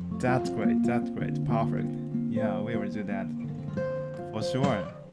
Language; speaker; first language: English; non-native, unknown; Japanese